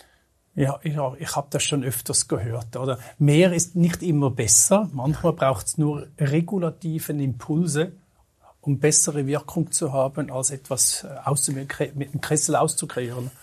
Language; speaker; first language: German; native; German